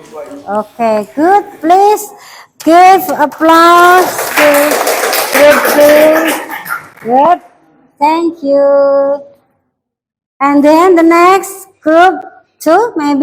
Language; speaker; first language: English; non-native, local second language; Indonesian